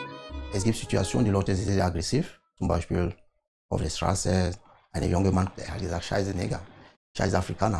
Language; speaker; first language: German; non-native, learner; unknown